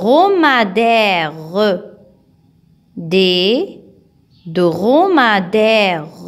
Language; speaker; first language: French; non-native, local second language; Arabic